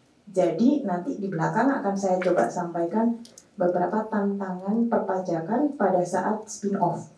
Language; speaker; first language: Indonesian; native; Indonesian